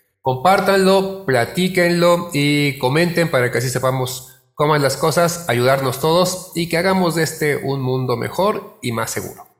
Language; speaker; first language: Spanish; native; Spanish